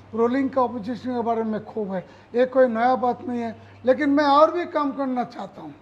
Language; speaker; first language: Hindi; non-native, local second language; Bangla